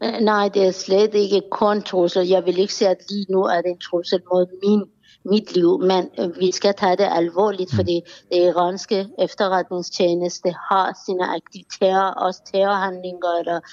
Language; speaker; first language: Danish; non-native, fluent; Persian